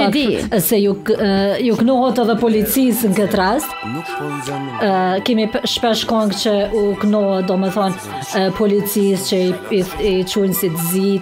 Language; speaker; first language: Albanian; native; Albanian